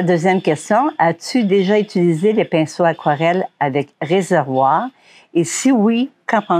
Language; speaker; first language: French; native; French